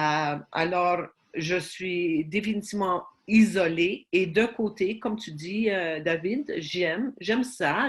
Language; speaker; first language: French; non-native, fluent; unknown